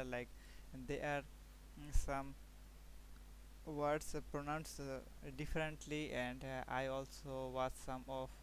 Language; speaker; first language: English; non-native, learner; Bangla